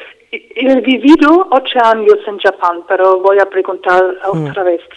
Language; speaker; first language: Spanish; non-native, fluent; English